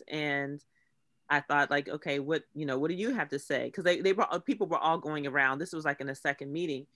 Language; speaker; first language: English; native; English